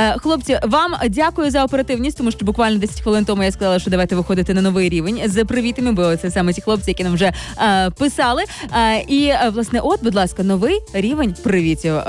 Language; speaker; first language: Ukrainian; native; Ukrainian